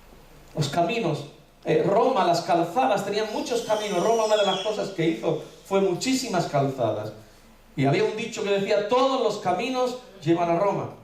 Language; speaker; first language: Spanish; native; Spanish